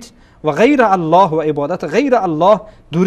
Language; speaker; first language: Persian; native; Persian